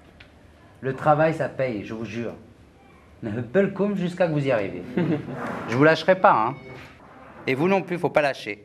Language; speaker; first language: French; non-native, local second language; Arabic